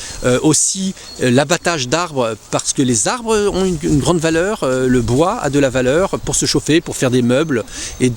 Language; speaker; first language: French; native; French